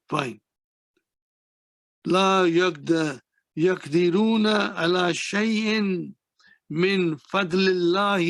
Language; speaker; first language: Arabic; non-native, fluent; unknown